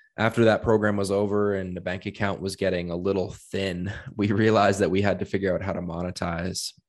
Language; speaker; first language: English; native; English